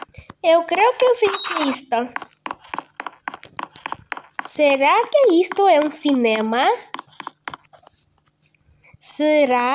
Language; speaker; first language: Spanish; non-native, learner; Portuguese